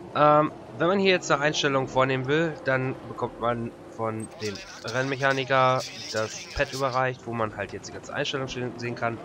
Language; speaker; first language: German; native; German